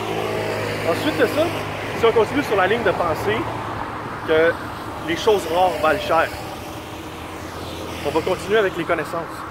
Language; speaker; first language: French; native; French